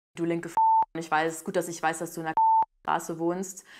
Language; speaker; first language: German; native; German